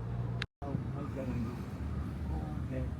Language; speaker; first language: English; non-native, learner; Japanese